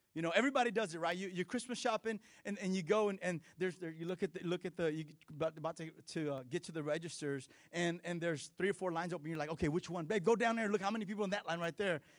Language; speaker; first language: English; native; English